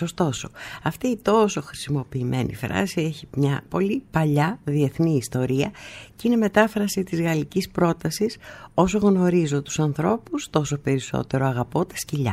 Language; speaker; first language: Greek; native; Greek